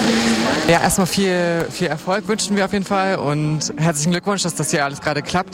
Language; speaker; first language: German; native; German